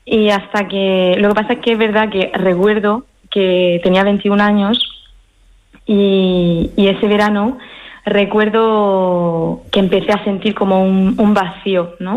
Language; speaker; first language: Spanish; early bilingual, heritage; French